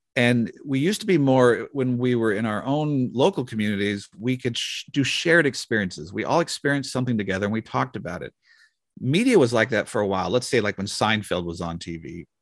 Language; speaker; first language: English; native; English